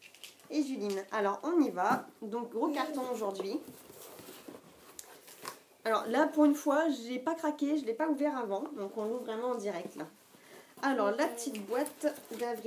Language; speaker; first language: French; native; French